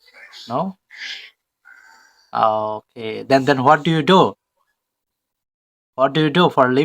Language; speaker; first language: English; non-native, fluent; Bangla